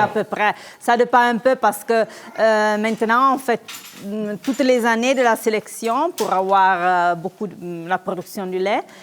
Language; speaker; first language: French; non-native, local second language; Italian